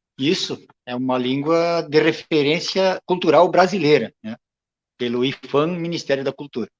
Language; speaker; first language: Portuguese; non-native, local second language; Venetian